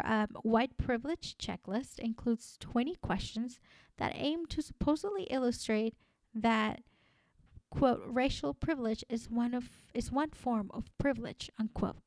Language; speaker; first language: English; non-native, fluent; Spanish